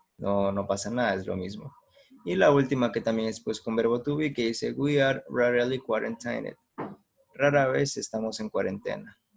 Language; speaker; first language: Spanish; native; Spanish